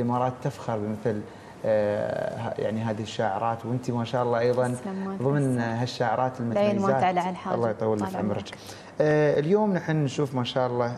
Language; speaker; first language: Arabic; native; Arabic